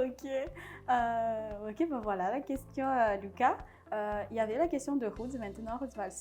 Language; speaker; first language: French; non-native, local second language; Malagasy